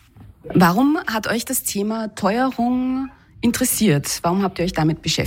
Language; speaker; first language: German; native; German